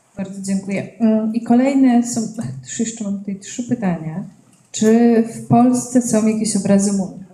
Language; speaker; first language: Polish; native; Polish